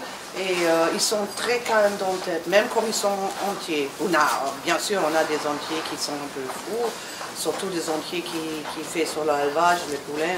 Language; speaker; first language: French; non-native, learner; German